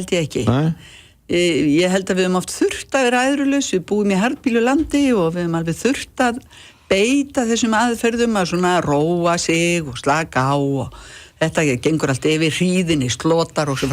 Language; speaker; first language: Icelandic; native; Icelandic